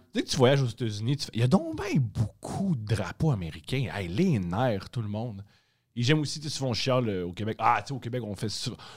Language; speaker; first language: French; native; French